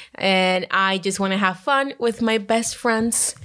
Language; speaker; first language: English; non-native, fluent; Spanish